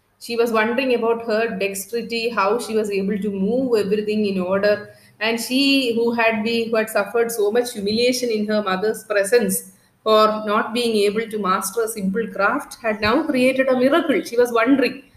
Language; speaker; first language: English; non-native, local second language; Malayalam